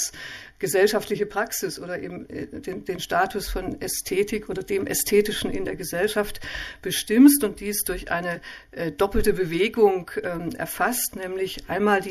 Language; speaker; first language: German; native; German